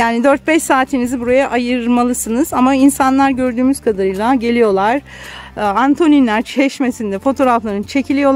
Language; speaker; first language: Turkish; native; Turkish